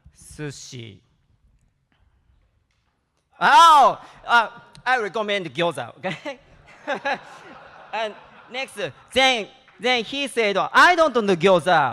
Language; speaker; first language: English; non-native, learner; Japanese